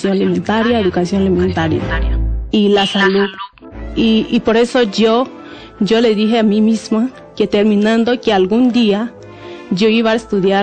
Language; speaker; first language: Spanish; non-native, local second language; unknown